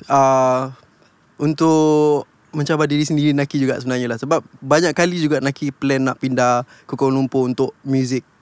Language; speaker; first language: Malay; native; Malay